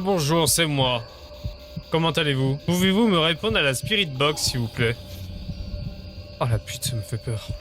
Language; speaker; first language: French; native; French